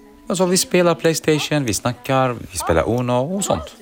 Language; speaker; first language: Swedish; early bilingual, other home language; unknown